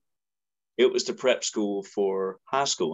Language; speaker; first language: English; native; English